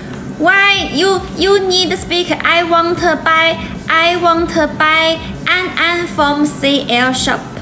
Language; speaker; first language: English; non-native, learner; Chinese